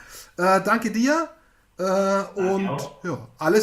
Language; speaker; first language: German; native; German